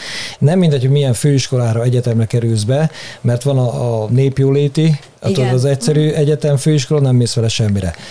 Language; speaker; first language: Hungarian; native; Hungarian